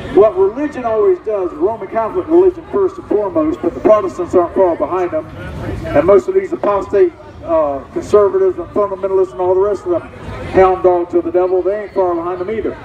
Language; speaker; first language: English; native; English